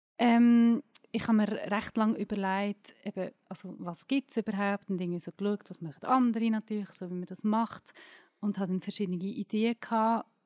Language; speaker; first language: German; native; German